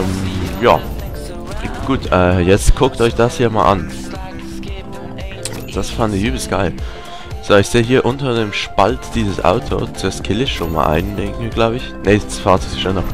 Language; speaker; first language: German; native; German